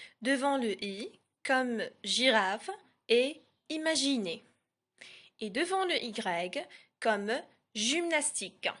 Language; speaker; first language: French; non-native, local second language; Arabic